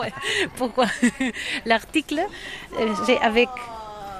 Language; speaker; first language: French; non-native, learner; Catalan